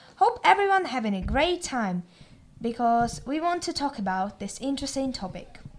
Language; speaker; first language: English; non-native, fluent; Russian